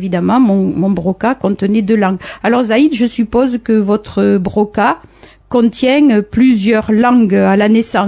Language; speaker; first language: French; native; French